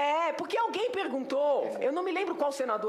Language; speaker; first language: Portuguese; native; Portuguese